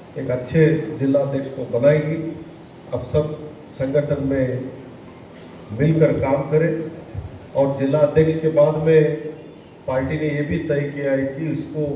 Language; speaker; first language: Hindi; non-native, local second language; Kannada